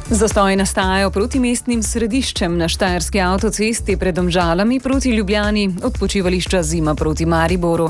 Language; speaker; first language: Slovenian; native; Slovenian